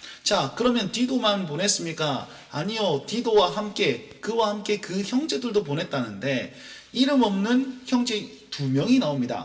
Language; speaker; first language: Korean; native; Korean